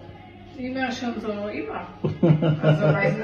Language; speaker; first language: German; non-native, learner; Slovak